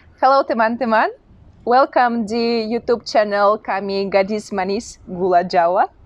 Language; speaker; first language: Indonesian; non-native, fluent; Russian